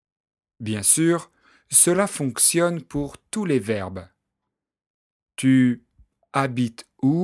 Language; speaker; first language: French; native; French